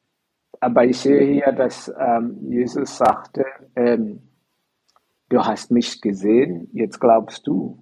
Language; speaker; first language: German; non-native, fluent; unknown